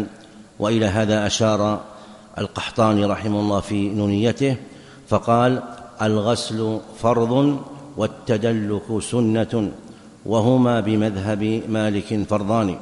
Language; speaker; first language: Arabic; native; Arabic